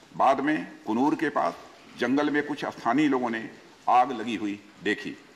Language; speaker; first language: Hindi; native; Hindi